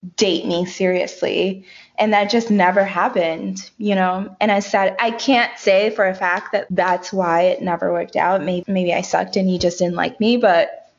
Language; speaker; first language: English; early bilingual, other home language; Haitian Creole